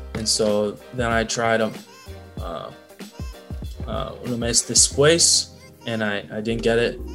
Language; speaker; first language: English; native; English